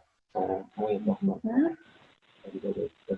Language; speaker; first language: Spanish; non-native, learner; French